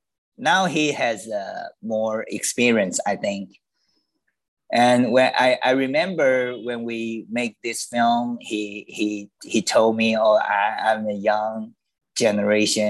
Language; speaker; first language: English; non-native, learner; Chinese